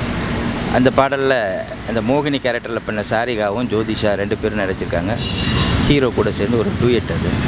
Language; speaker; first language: Tamil; native; Tamil